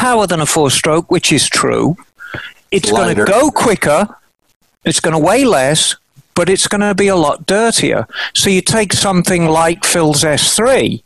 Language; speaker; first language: English; native; English